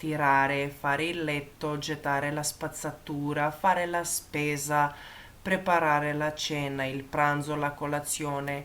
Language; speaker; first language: Italian; non-native, fluent; Macedonian